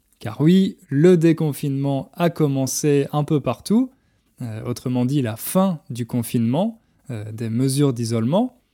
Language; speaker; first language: French; native; French